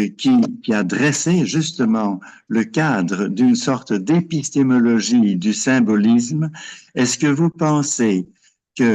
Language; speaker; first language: French; non-native, fluent; Portuguese